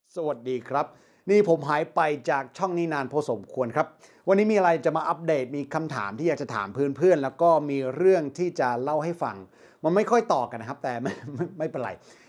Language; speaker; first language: Thai; non-native, fluent; English